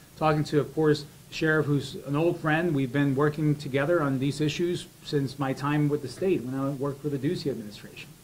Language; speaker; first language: English; early bilingual, other home language; Spanish